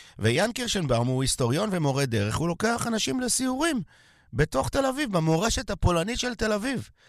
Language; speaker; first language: Hebrew; native; Hebrew